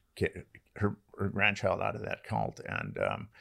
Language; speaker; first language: English; native; English